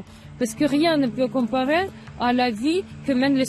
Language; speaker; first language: French; non-native, fluent; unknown